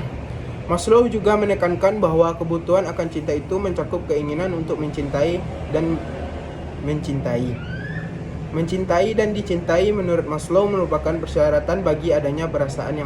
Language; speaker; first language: Indonesian; native; Indonesian